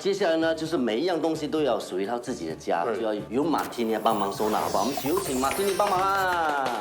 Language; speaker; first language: Chinese; native; Chinese